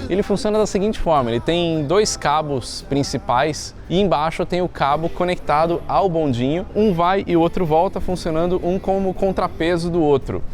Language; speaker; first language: Portuguese; native; Portuguese